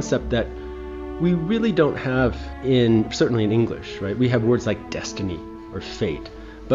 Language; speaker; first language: English; native; English